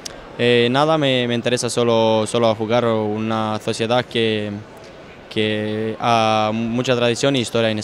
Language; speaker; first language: Spanish; non-native, fluent; Romanian